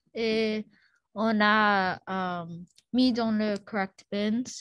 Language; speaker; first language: French; non-native, learner; English